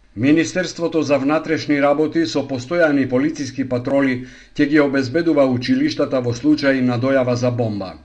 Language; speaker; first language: Macedonian; native; Macedonian